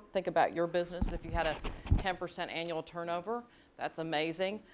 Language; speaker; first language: English; native; English